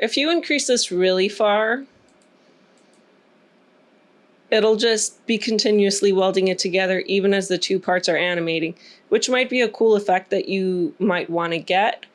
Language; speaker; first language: English; native; English